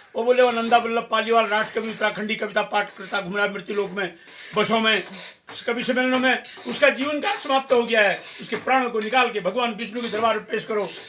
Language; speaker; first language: Hindi; native; Hindi